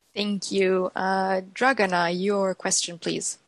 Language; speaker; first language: English; non-native, fluent; German